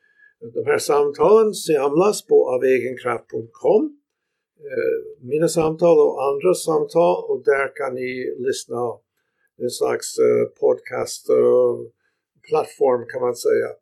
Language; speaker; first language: Swedish; non-native, fluent; English